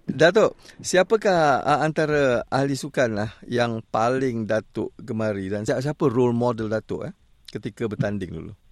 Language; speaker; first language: Malay; native; Malay